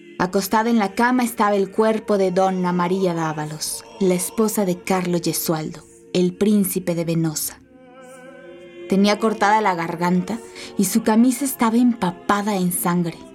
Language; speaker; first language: Spanish; native; Spanish